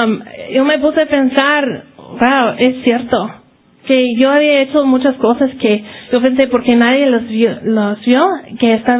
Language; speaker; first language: Spanish; early bilingual, heritage; Spanish